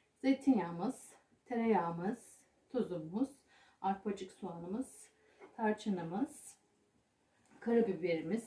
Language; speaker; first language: Turkish; native; Turkish